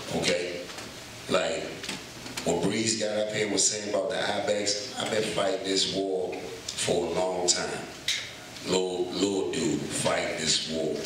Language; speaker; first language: English; native; English